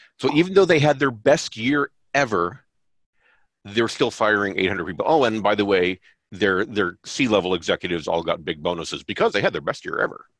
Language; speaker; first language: English; native; English